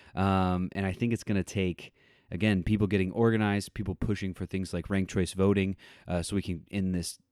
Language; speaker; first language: English; native; English